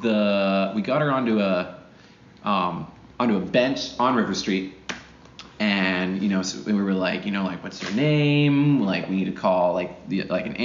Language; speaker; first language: English; native; English